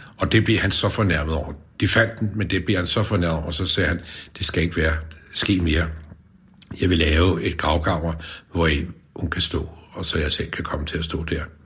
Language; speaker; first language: Danish; native; Danish